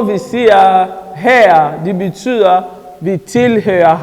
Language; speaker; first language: Danish; non-native, learner; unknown